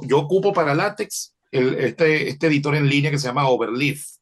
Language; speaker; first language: Spanish; native; Spanish